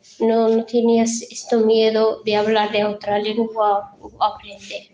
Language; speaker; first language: Spanish; non-native, fluent; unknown